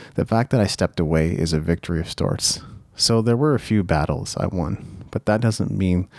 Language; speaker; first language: English; early bilingual, other home language; Japanese